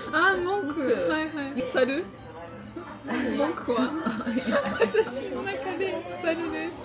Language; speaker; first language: Japanese; non-native, learner; French